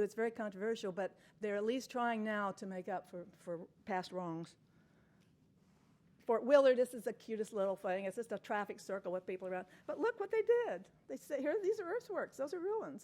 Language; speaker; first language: English; native; English